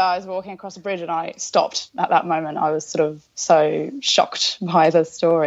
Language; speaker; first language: English; native; English